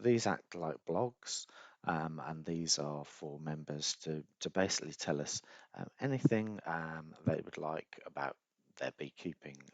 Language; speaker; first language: English; native; English